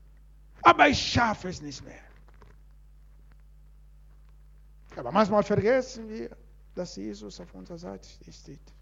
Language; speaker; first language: German; non-native, learner; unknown